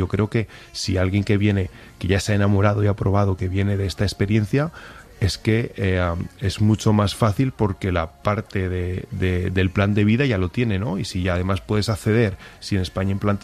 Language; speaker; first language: Spanish; native; Spanish